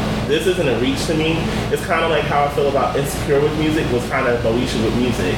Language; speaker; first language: English; native; English